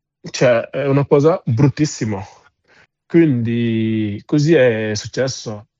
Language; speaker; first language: Italian; non-native, fluent; Wolof